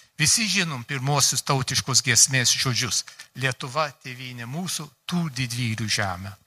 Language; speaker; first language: Lithuanian; early bilingual, heritage; Lithuanian